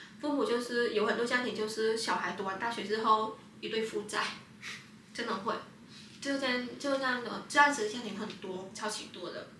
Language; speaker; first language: Chinese; non-native, fluent; Vietnamese